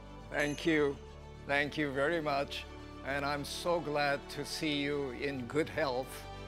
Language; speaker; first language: English; non-native, fluent; Korean